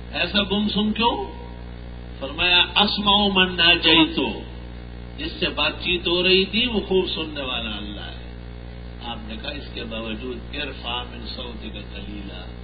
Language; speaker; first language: Urdu; non-native, local second language; Pashto